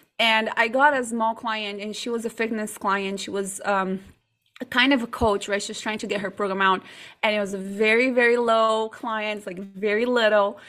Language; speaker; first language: English; non-native, fluent; Portuguese